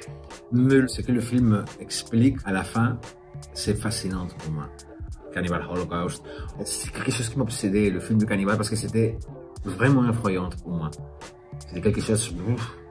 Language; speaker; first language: French; non-native, fluent; Spanish